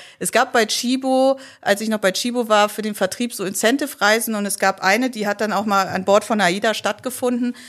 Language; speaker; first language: German; early bilingual, other home language; Polish